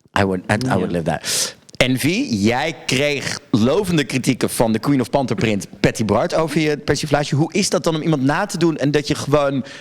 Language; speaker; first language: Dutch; native; Dutch